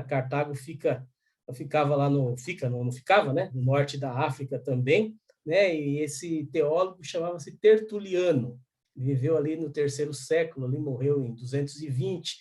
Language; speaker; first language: Portuguese; native; Portuguese